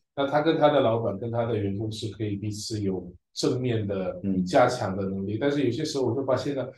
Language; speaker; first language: Chinese; early bilingual, heritage; Chinese